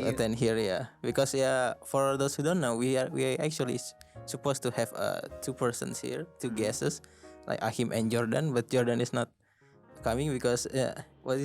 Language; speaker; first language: English; non-native, learner; Indonesian